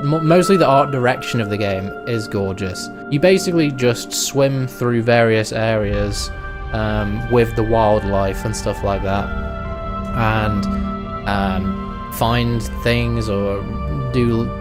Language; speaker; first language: English; native; English